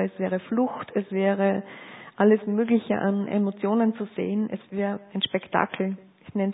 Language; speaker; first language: German; native; German